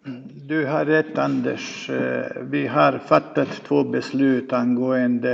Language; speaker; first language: Swedish; non-native, fluent; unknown